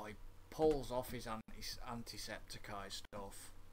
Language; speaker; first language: English; native; English